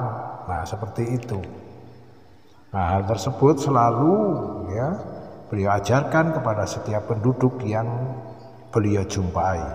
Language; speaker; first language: Indonesian; native; Indonesian